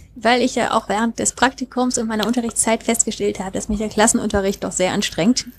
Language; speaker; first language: German; native; German